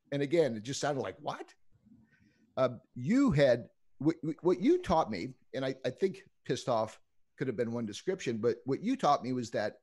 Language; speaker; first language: English; native; English